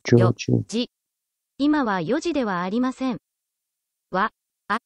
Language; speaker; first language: Japanese; non-native, learner; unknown